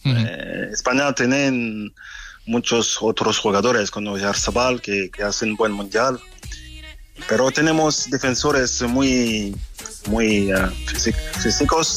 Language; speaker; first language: Spanish; non-native, fluent; French